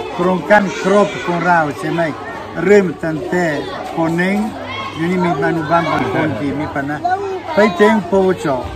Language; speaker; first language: Thai; non-native, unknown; Italian